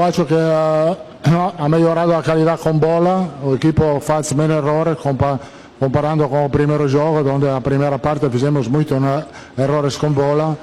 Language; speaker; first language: Portuguese; non-native, learner; Italian